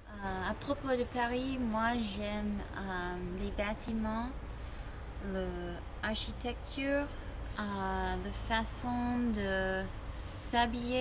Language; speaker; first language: French; non-native, fluent; English